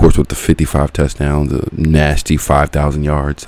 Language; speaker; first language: English; native; English